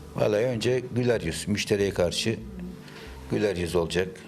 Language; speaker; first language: Turkish; native; Turkish